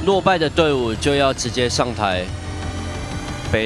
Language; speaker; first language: Chinese; native; Chinese